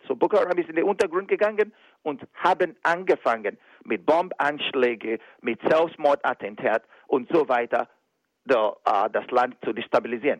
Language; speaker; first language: German; non-native, fluent; Igbo